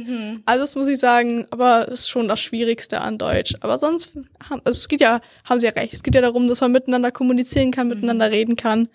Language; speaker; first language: German; native; German